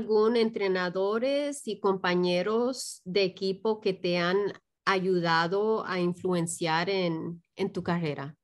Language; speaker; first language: Spanish; early bilingual, heritage; Spanish